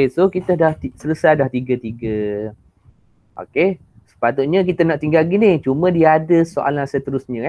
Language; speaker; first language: Malay; native; Malay